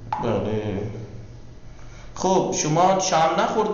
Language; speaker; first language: Persian; non-native, fluent; Urdu